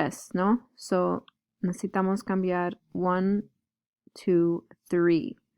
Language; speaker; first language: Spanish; non-native, fluent; English